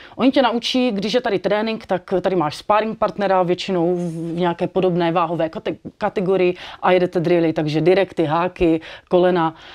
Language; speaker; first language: Czech; native; Czech